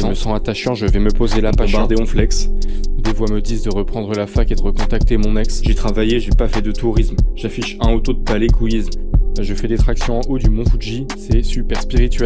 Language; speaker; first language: French; native; French